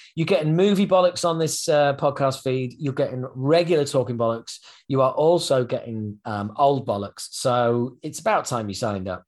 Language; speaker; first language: English; native; English